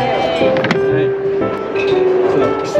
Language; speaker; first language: Japanese; native; Japanese